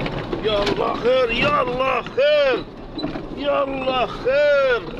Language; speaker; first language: Arabic; non-native, fluent; Urdu